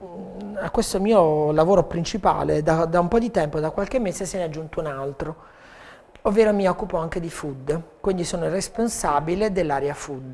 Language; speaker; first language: Italian; native; Italian